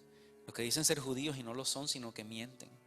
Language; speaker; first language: Spanish; native; Spanish